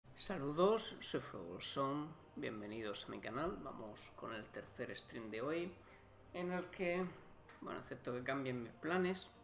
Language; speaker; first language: Spanish; native; Spanish